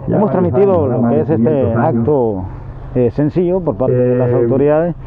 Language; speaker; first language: Spanish; native; Spanish